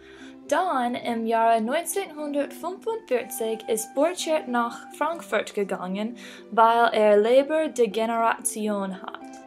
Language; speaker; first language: German; non-native, learner; English